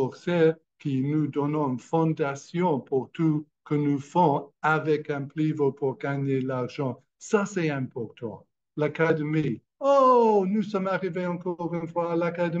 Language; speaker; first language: French; non-native, fluent; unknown